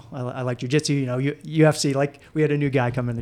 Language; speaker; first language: English; native; English